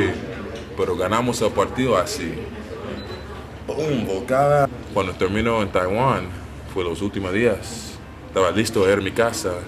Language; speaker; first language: Spanish; non-native, learner; English